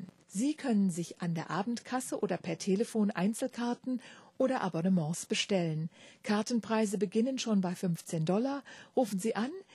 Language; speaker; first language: German; native; German